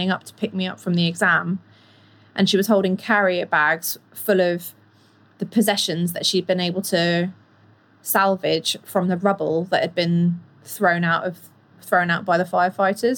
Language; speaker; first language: English; native; English